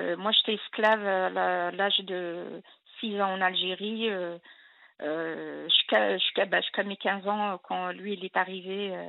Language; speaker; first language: French; non-native, local second language; Arabic